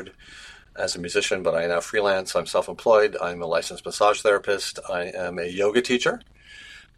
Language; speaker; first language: English; native; English